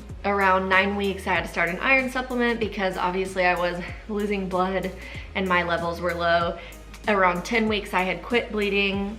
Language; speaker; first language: English; native; English